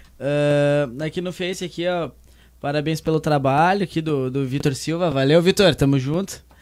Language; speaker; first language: Portuguese; native; Portuguese